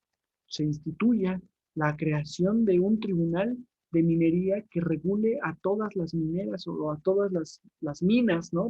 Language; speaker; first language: Spanish; native; Spanish